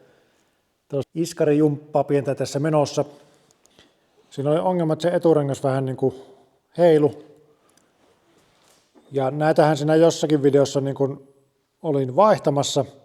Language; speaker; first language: Finnish; native; Finnish